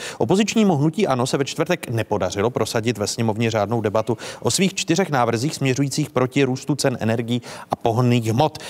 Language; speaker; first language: Czech; native; Czech